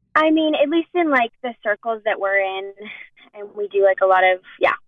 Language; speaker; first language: English; native; English